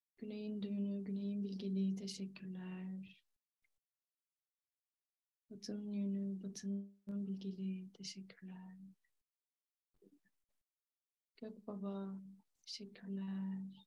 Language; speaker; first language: Turkish; native; Turkish